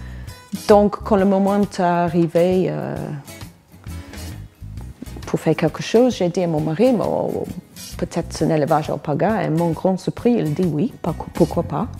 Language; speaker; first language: French; non-native, fluent; English